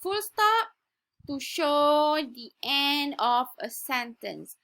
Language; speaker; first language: English; non-native, local second language; Malay